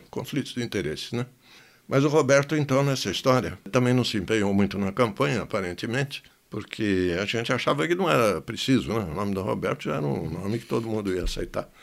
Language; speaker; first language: Portuguese; native; Portuguese